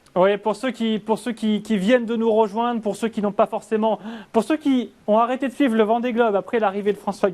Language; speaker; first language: French; native; French